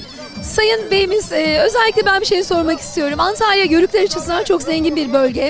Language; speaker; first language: Turkish; native; Turkish